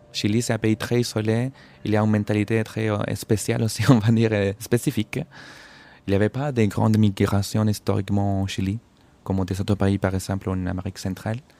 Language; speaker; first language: French; non-native, fluent; Spanish